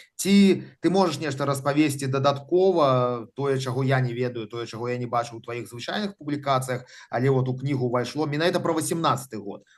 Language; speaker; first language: Belarusian; native; Belarusian